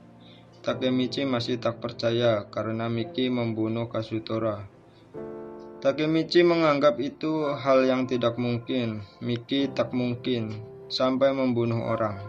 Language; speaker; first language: Indonesian; native; Indonesian